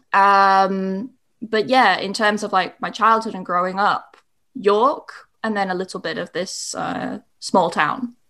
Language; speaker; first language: English; native; English